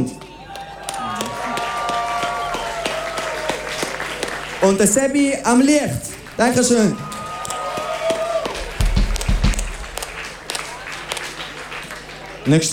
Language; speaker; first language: German; native; German